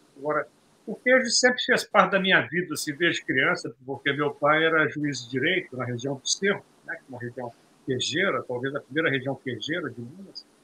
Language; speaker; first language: Portuguese; native; Portuguese